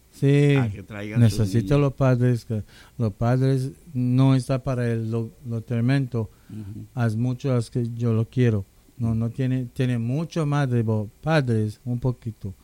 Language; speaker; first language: Spanish; non-native, local second language; English